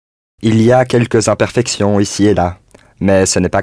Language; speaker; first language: French; non-native, learner; English